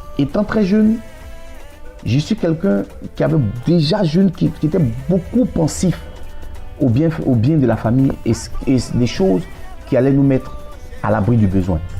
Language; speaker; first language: French; native; French